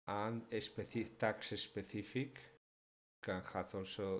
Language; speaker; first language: English; non-native, learner; German